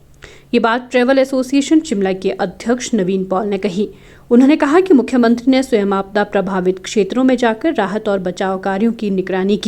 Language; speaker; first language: Hindi; native; Hindi